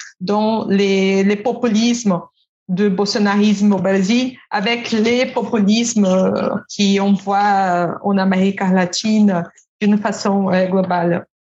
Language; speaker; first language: French; non-native, fluent; Portuguese